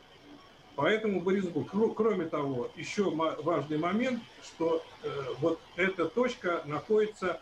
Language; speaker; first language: Russian; native; Russian